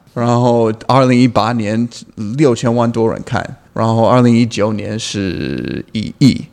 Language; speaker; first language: Chinese; non-native, fluent; English